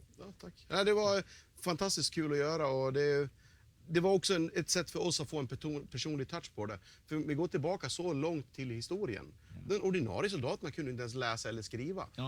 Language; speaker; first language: Swedish; native; Swedish